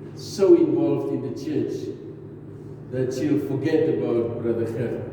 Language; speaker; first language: English; non-native, local second language; Afrikaans